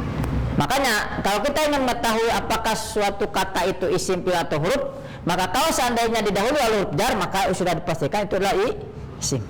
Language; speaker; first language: Indonesian; native; Indonesian